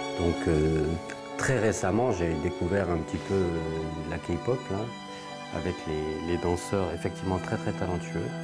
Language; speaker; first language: French; native; French